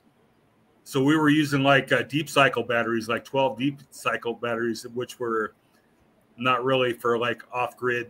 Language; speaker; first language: English; native; English